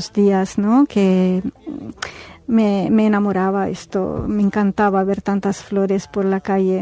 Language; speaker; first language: Spanish; non-native, fluent; Arabic